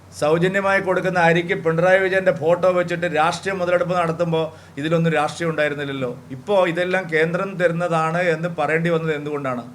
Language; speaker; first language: Malayalam; native; Malayalam